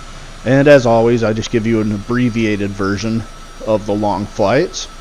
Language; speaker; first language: English; native; English